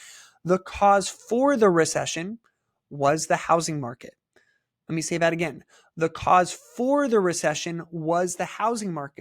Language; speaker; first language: English; native; English